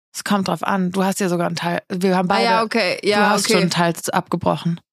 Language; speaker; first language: German; native; German